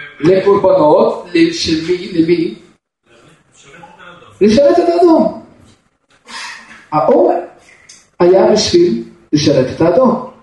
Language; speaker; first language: Hebrew; non-native, fluent; Russian